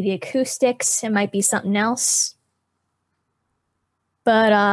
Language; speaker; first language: English; native; English